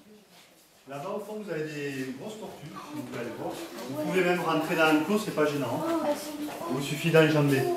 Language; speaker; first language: French; native; French